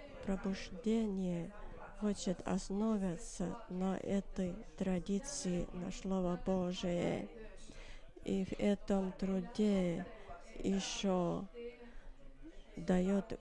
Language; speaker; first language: Russian; non-native, learner; Finnish